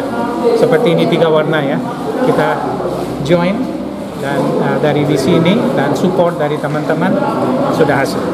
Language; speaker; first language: Indonesian; non-native, fluent; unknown